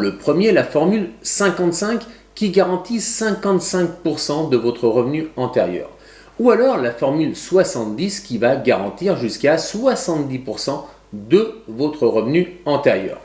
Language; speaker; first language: French; native; French